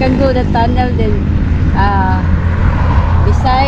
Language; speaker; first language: English; non-native, local second language; Cebuano